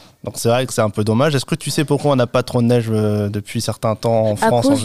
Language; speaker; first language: French; native; French